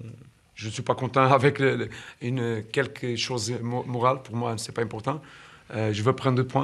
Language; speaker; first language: French; non-native, fluent; Portuguese